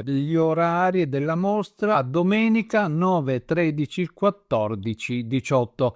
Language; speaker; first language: Italian; native; Italian